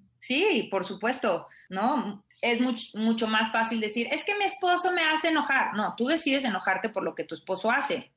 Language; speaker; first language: Spanish; native; Spanish